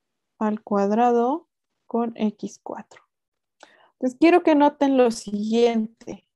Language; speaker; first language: Spanish; native; Spanish